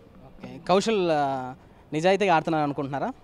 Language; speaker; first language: Telugu; native; Telugu